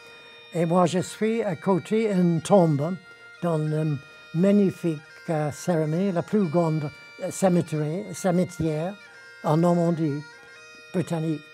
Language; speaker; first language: French; non-native, learner; English